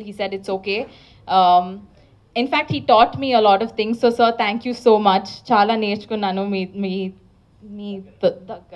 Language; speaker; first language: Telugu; non-native, learner; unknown